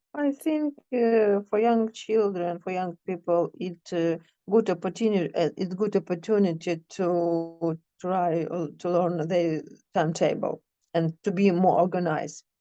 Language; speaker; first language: English; non-native, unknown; Ukrainian